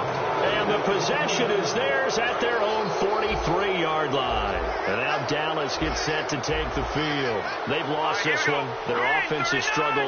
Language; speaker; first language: English; native; English